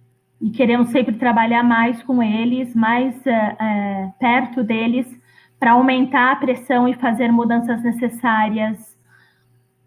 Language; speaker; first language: Portuguese; non-native, fluent; Greek